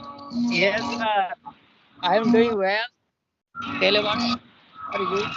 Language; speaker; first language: English; non-native, learner; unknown